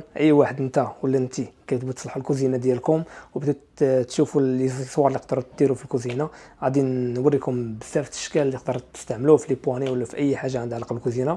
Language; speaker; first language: Arabic; native; Arabic